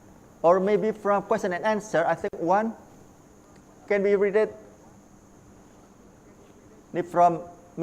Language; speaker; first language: English; non-native, learner; Indonesian